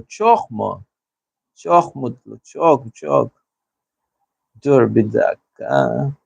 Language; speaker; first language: Turkish; non-native, learner; Filipino